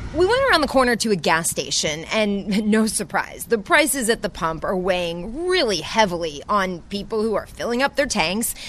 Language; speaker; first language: English; native; English